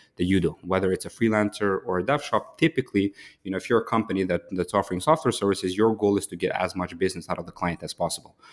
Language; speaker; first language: English; early bilingual, other home language; Ukrainian